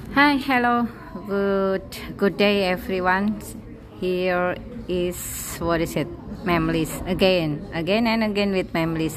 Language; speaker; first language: English; non-native, fluent; Indonesian